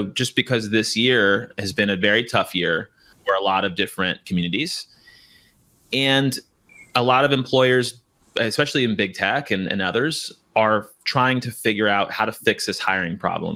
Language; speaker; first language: English; native; English